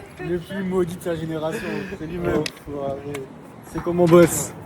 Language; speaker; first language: French; native; French